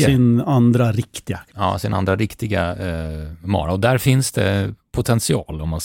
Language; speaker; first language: Swedish; native; Swedish